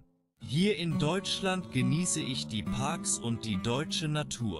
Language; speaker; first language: German; non-native, learner; Turkish